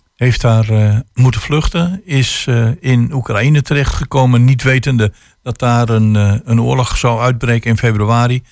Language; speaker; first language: Dutch; native; Dutch